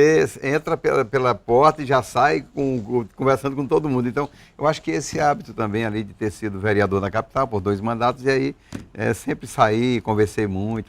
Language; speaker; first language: Portuguese; native; Portuguese